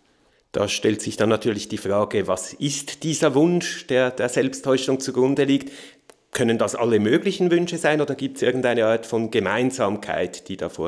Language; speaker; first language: German; native; German